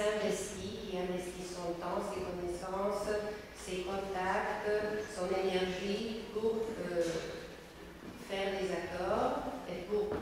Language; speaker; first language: French; non-native, fluent; Slovak